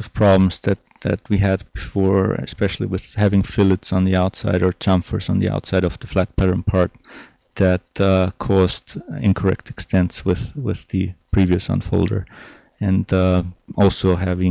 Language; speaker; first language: English; non-native, fluent; German